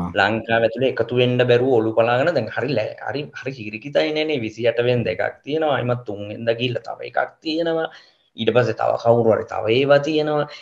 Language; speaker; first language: Sinhala; native; Sinhala